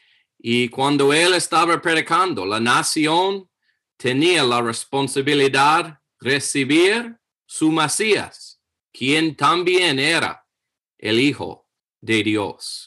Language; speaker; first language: Spanish; non-native, fluent; English